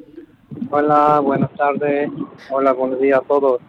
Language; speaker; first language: Spanish; non-native, learner; Arabic